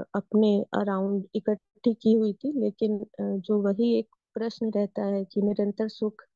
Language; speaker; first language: Hindi; native; Hindi